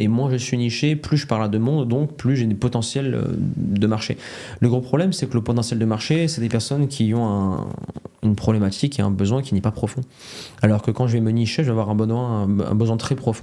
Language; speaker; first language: French; native; French